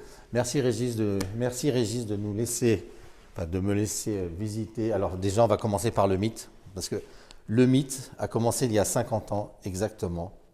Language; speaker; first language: French; native; French